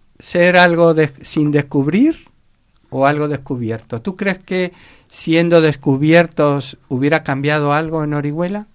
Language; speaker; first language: Spanish; native; Spanish